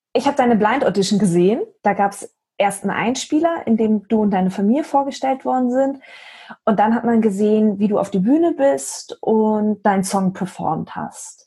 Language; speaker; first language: German; native; German